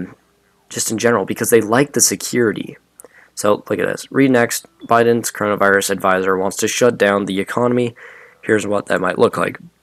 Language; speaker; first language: English; native; English